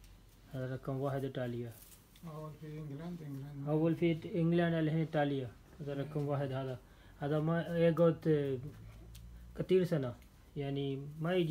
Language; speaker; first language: Arabic; non-native, learner; Urdu